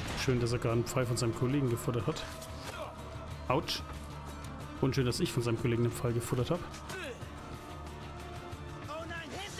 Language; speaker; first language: German; native; German